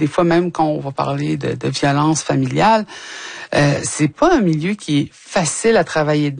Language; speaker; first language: French; native; French